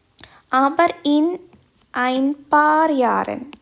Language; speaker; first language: German; non-native, fluent; Malayalam